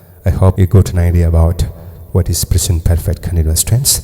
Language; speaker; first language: English; non-native, local second language; Malayalam